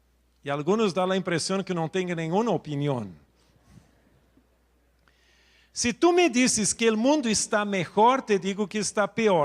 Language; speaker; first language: Spanish; non-native, local second language; Portuguese